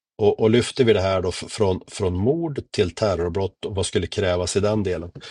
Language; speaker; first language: Swedish; native; Swedish